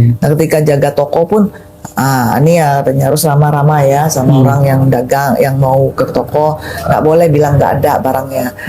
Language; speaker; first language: Indonesian; native; Indonesian